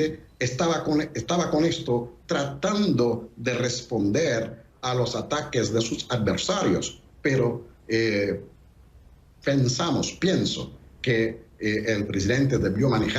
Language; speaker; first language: Spanish; non-native, fluent; Haitian Creole